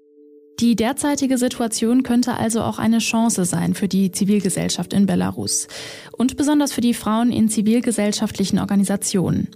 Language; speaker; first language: German; native; German